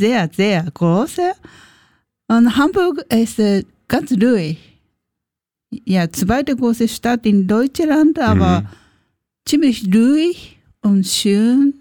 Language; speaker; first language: German; non-native, learner; Japanese